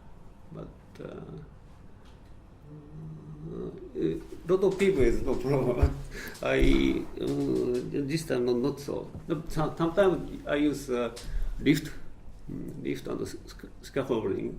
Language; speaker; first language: English; non-native, fluent; Japanese